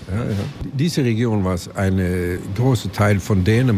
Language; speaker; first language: German; non-native, learner; Swedish